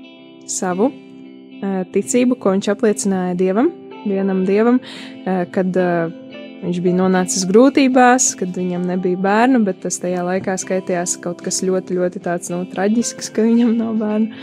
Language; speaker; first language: Latvian; native; Latvian